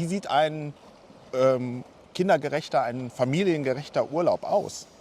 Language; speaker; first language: German; native; German